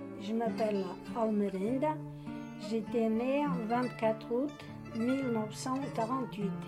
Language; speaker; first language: French; non-native, learner; Portuguese